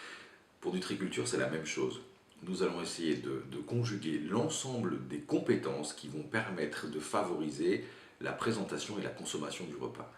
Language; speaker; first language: French; native; French